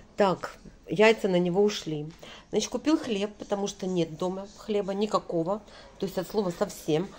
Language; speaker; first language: Russian; native; Russian